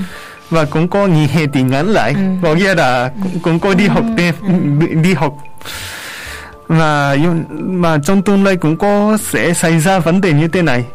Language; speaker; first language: Vietnamese; non-native, fluent; Japanese